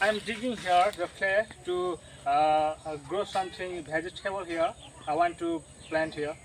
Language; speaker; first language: English; non-native, learner; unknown